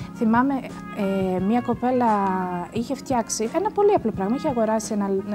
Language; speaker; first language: Greek; early bilingual, other home language; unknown